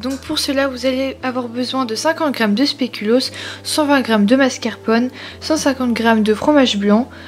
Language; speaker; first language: French; native; French